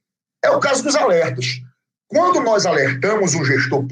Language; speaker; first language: Portuguese; native; Portuguese